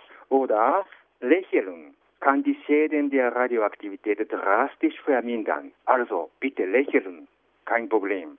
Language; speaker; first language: German; non-native, fluent; Japanese